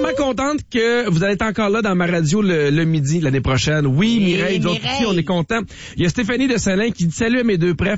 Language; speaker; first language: French; native; French